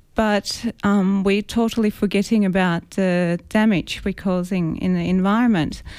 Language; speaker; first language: English; non-native, fluent; Greek